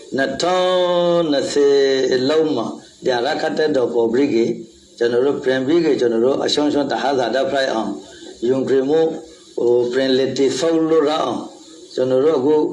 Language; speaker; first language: Burmese; non-native, local second language; Rohingya